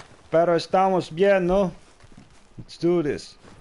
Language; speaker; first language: Spanish; non-native, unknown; Dutch